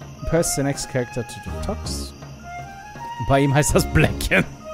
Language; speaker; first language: German; native; German